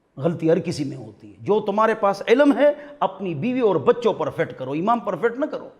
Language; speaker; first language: Urdu; non-native, local second language; Pashto